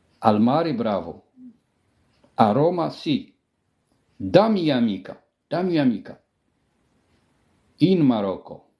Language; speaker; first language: Italian; non-native, fluent; Arabic